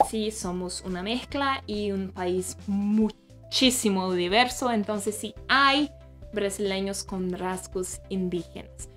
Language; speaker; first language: Spanish; non-native, fluent; Portuguese